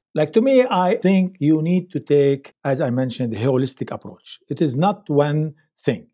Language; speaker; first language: English; non-native, fluent; Arabic